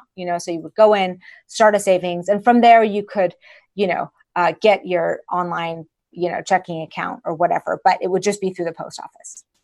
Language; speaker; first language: English; early bilingual, other home language; Persian